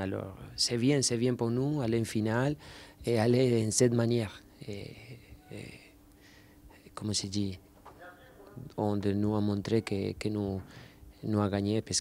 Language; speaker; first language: French; non-native, fluent; Spanish